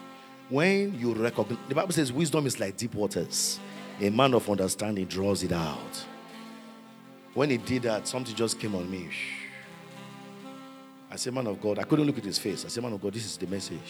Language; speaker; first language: English; non-native, local second language; Yoruba